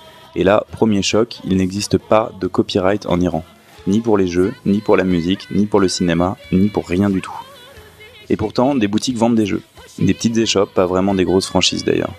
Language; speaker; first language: French; native; French